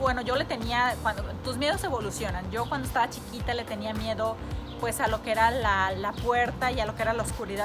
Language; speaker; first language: Spanish; native; Spanish